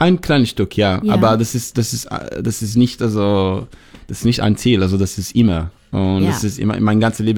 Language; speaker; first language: German; non-native, learner; Hebrew